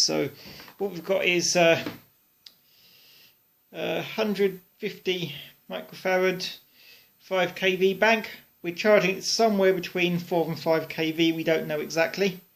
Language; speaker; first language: English; native; English